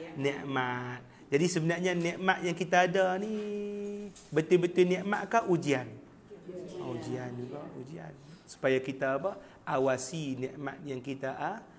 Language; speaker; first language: Malay; native; Malay